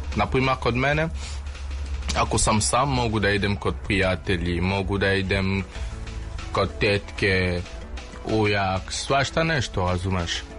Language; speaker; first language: Serbian; non-native, learner; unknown